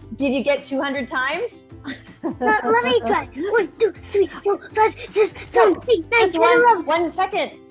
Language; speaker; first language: English; native; English